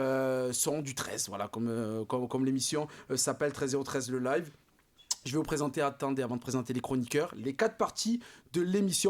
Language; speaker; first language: French; native; French